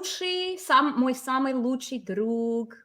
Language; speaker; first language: Russian; non-native, fluent; English